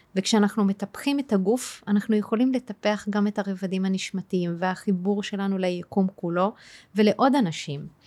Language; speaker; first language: Hebrew; non-native, local second language; Arabic